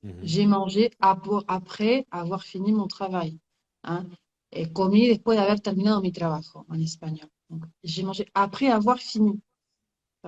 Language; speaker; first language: French; native; French